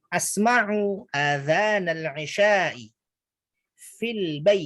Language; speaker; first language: Arabic; non-native, fluent; Indonesian